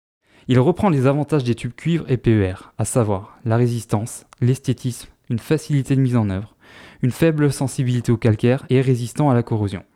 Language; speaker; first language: French; native; French